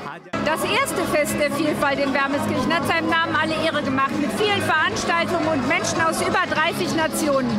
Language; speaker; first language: German; native; German